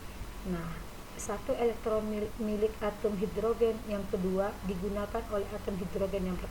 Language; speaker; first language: Indonesian; native; Indonesian